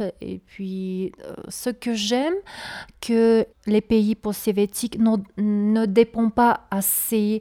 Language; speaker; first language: French; non-native, learner; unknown